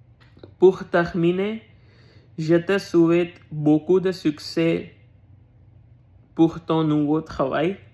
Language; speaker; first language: French; non-native, learner; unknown